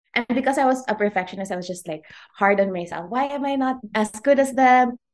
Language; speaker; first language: English; non-native, local second language; Cebuano